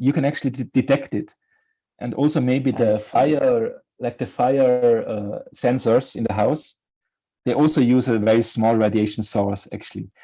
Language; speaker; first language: English; non-native, fluent; German